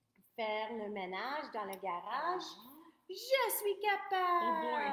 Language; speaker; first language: French; non-native, fluent; English